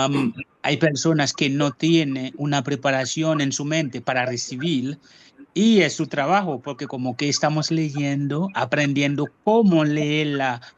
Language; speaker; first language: Spanish; non-native, fluent; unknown